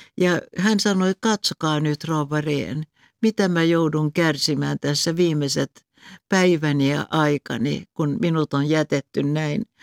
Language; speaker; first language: Finnish; non-native, local second language; Swedish